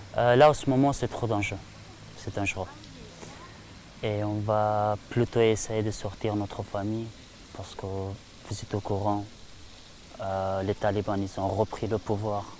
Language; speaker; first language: French; non-native, learner; Persian